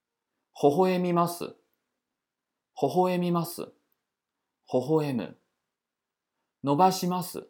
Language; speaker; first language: Japanese; non-native, fluent; Chinese